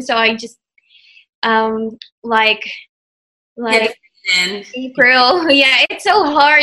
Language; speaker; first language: English; non-native, local second language; Filipino